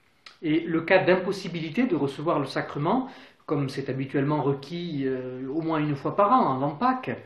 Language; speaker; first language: French; native; French